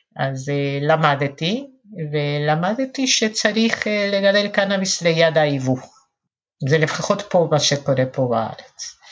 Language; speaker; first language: Hebrew; non-native, fluent; Spanish